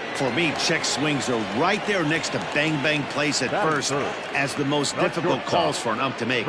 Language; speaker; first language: English; native; English